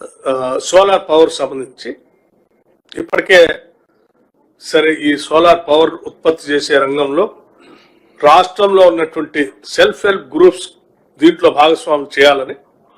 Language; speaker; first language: Telugu; native; Telugu